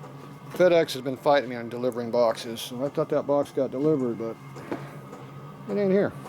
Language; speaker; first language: English; native; English